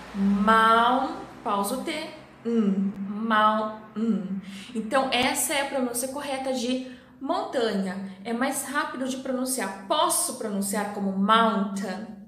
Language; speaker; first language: Portuguese; native; Portuguese